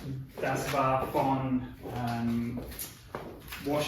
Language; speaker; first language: German; non-native, learner; English